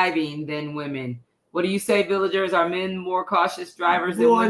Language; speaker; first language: English; native; English